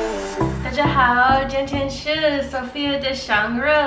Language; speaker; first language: Chinese; non-native, learner; English